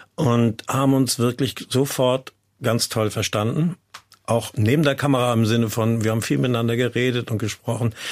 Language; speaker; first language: German; native; German